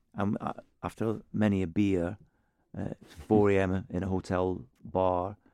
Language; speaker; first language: English; native; English